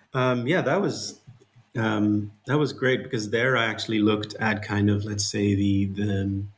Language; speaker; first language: English; non-native, fluent; Dutch